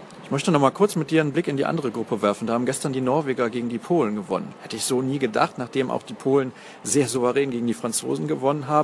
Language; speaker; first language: German; native; German